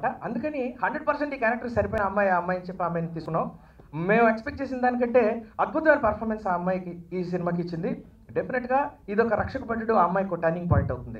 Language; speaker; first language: Telugu; native; Telugu